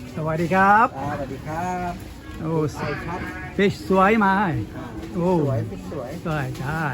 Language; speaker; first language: Thai; non-native, learner; Turkish